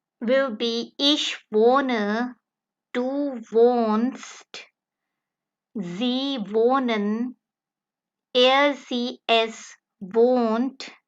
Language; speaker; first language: German; non-native, fluent; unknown